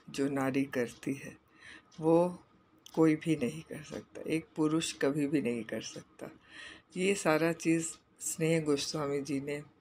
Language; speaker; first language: Hindi; non-native, local second language; Bangla